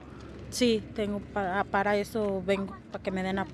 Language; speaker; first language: Spanish; native; Spanish